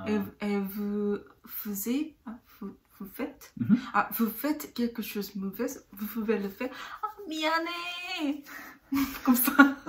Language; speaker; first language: French; non-native, learner; Korean